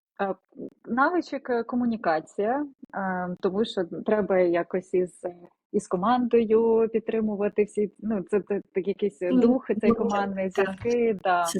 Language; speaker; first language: Ukrainian; non-native, local second language; Russian